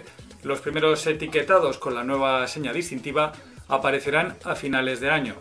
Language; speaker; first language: Spanish; native; Spanish